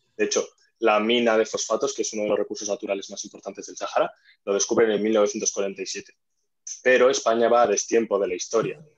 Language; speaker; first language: Spanish; non-native, fluent; Arabic